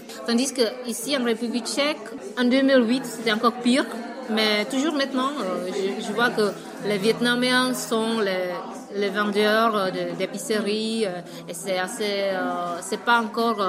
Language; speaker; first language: French; non-native, fluent; Vietnamese